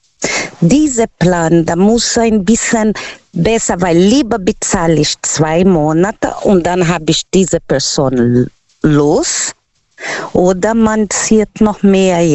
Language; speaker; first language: German; non-native, fluent; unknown